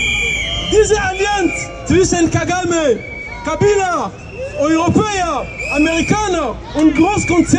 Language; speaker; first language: German; non-native, fluent; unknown